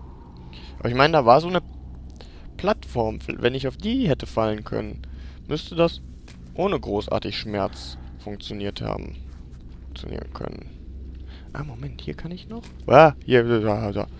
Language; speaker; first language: German; native; German